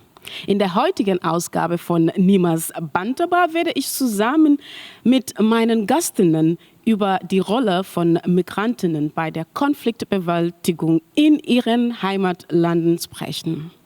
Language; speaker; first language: German; non-native, learner; Mandingo